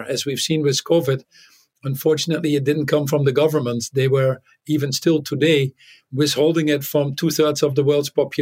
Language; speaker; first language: English; non-native, fluent; Dutch